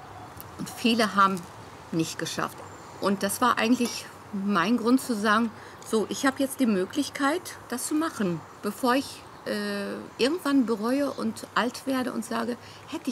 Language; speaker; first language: German; early bilingual, other home language; Turkish